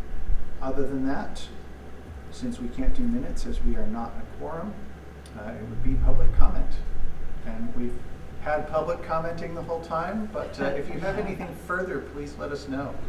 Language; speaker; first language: English; native; English